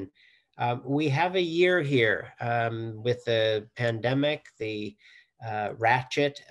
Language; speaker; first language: English; native; English